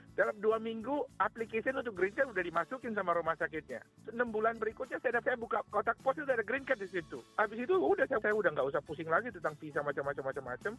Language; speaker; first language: Indonesian; native; Indonesian